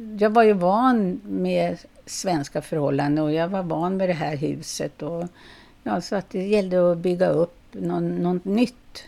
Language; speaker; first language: Swedish; native; Swedish